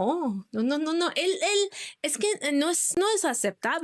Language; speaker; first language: Spanish; non-native, fluent; Persian